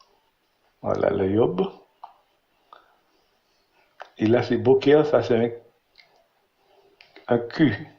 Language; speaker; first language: French; non-native, learner; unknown